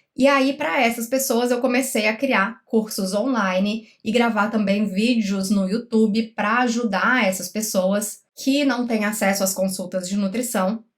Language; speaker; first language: Portuguese; native; Portuguese